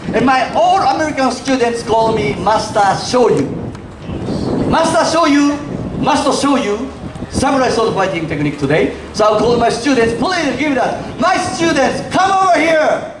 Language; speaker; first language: English; non-native, fluent; Japanese